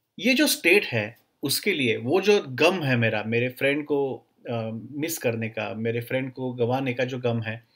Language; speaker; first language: Hindi; non-native, local second language; Marathi